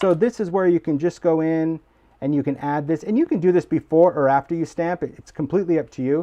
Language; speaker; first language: English; native; English